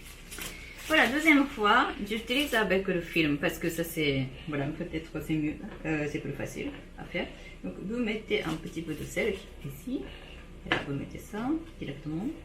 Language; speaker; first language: French; non-native, fluent; Japanese